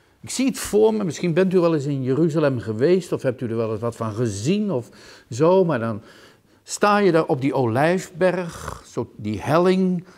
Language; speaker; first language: Dutch; native; Dutch